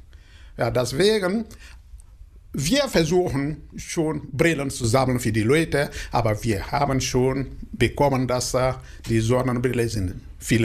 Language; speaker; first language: German; non-native, learner; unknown